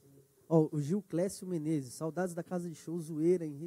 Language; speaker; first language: Portuguese; native; Portuguese